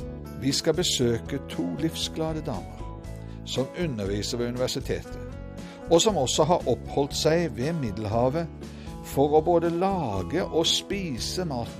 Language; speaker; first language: Norwegian; native; Norwegian